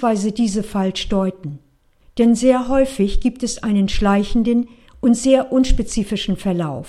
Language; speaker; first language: German; native; German